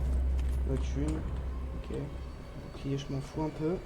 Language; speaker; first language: French; native; French